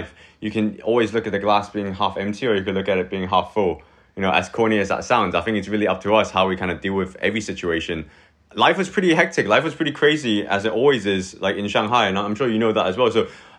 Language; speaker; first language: English; native; English